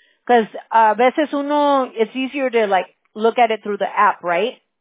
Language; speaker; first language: English; early bilingual, other home language; Spanish